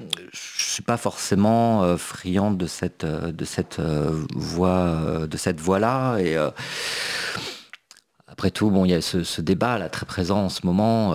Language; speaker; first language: French; native; French